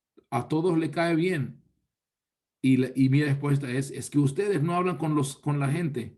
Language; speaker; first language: Spanish; non-native, fluent; Hebrew